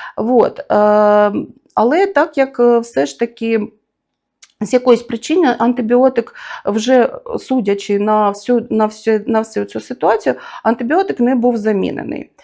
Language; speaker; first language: Ukrainian; native; Ukrainian